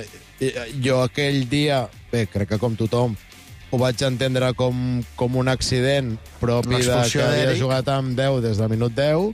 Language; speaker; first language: Catalan; native; Catalan